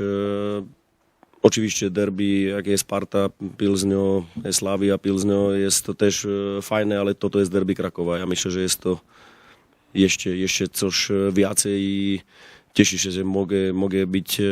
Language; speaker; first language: Polish; non-native, learner; Slovak